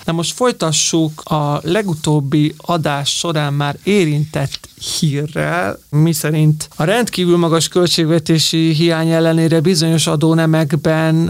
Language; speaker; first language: Hungarian; native; Hungarian